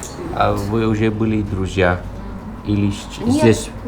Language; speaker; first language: Russian; non-native, learner; Dutch